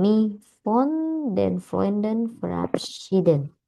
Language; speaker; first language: German; non-native, learner; Indonesian